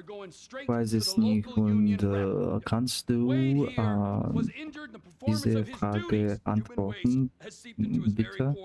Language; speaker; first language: German; non-native, learner; Russian